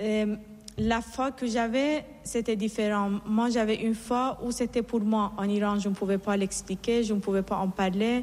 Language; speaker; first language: French; non-native, fluent; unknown